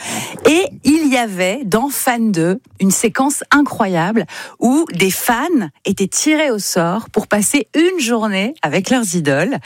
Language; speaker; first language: French; native; French